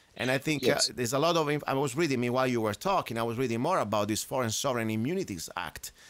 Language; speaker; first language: English; non-native, fluent; Italian